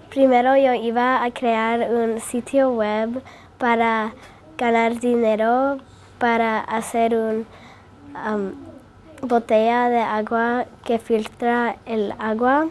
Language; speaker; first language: Spanish; non-native, learner; English